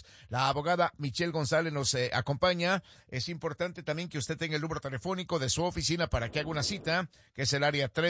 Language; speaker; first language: Spanish; native; Spanish